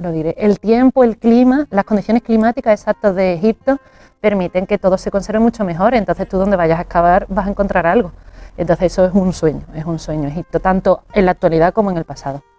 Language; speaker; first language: Spanish; native; Spanish